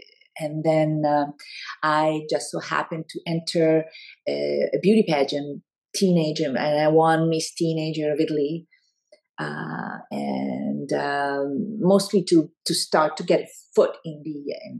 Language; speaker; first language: English; non-native, fluent; Italian